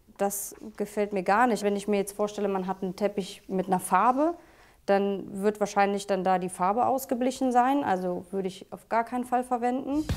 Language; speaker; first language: German; native; German